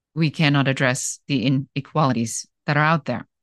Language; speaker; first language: English; non-native, fluent; German